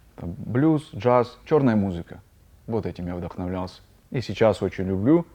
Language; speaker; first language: Russian; native; Russian